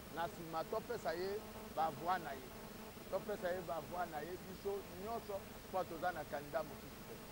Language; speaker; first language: Lingala; native; Lingala